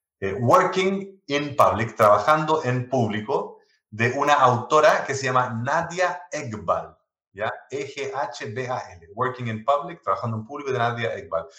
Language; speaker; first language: Spanish; non-native, local second language; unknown